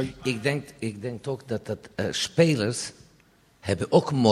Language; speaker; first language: Dutch; non-native, fluent; Serbian